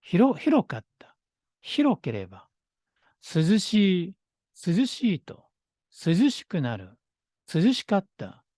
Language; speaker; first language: Japanese; non-native, fluent; Korean